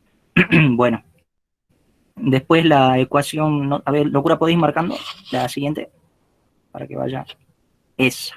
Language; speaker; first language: Spanish; native; Spanish